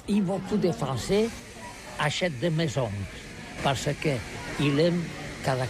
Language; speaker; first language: French; non-native, learner; Catalan